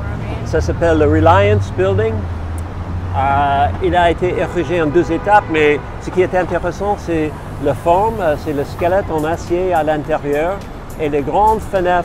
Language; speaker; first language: French; non-native, fluent; English